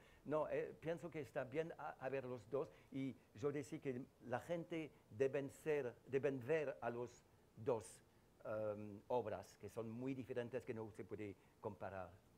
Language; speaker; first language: Spanish; non-native, fluent; French